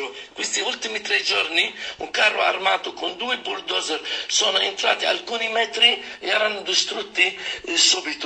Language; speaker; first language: Italian; non-native, fluent; Arabic